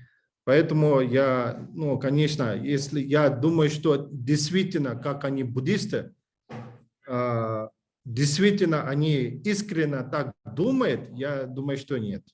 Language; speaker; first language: Russian; non-native, learner; English